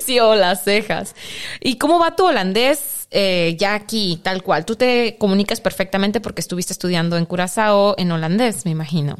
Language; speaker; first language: Spanish; native; Spanish